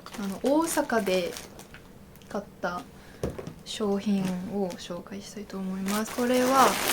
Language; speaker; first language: Japanese; non-native, learner; French